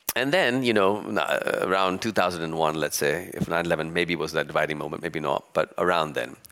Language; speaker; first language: English; early bilingual, other home language; Urdu